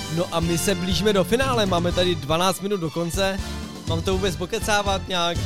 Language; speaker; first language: Czech; native; Czech